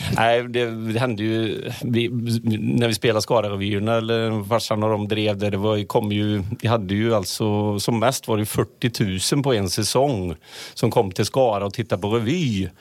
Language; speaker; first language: Swedish; native; Swedish